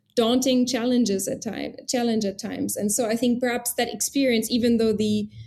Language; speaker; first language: English; non-native, fluent; German